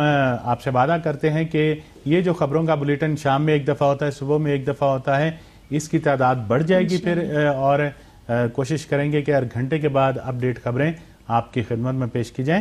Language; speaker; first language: Urdu; native; Urdu